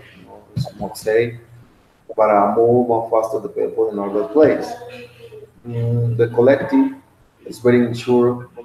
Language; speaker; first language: English; non-native, learner; Spanish